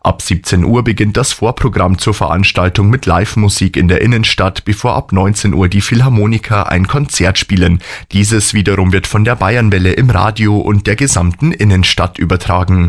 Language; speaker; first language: German; native; German